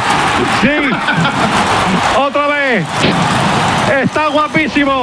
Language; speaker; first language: Spanish; native; Spanish